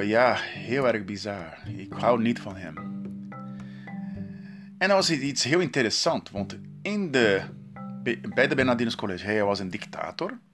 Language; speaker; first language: Dutch; non-native, learner; Portuguese